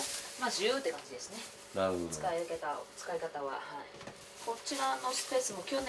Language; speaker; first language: Japanese; native; Japanese